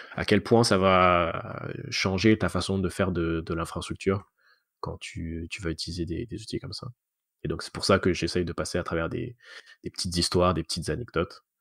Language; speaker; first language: French; native; French